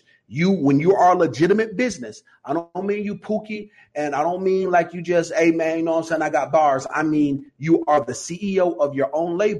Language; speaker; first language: English; native; English